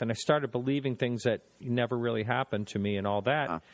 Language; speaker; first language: English; native; English